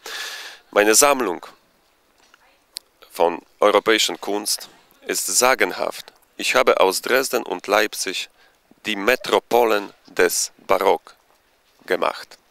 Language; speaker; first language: German; non-native, fluent; Polish